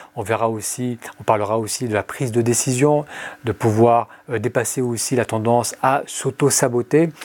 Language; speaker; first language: French; early bilingual, other home language; Arabic